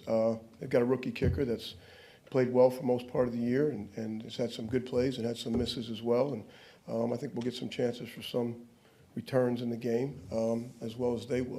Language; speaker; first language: English; native; English